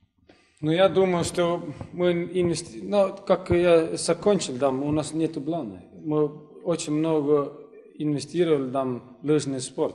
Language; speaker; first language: Russian; non-native, learner; Estonian